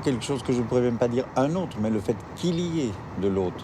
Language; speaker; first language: French; native; French